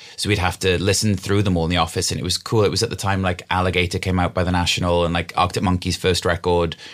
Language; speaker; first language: English; native; English